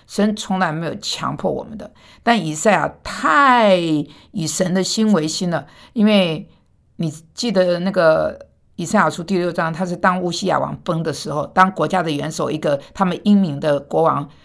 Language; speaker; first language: Chinese; non-native, fluent; Korean